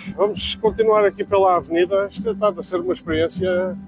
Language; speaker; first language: Portuguese; native; Portuguese